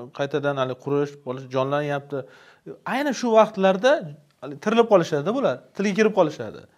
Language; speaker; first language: Uzbek; native; Uzbek